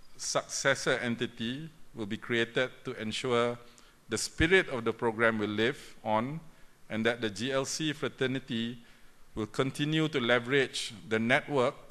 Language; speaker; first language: English; non-native, local second language; Malay